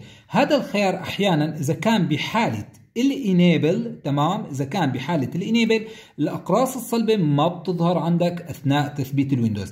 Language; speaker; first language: Arabic; native; Arabic